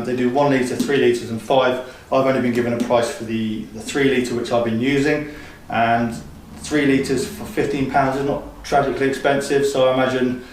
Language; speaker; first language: English; native; English